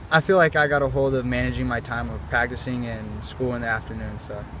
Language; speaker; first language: English; native; English